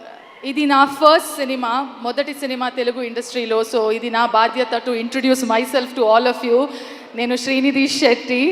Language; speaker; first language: Telugu; non-native, learner; Kannada